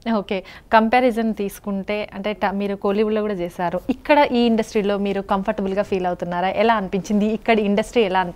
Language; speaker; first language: Telugu; native; Telugu